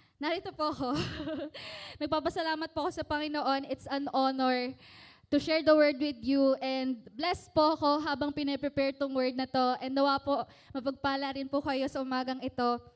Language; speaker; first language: Filipino; native; Filipino